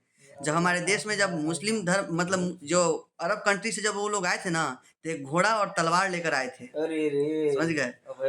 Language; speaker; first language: Hindi; native; Hindi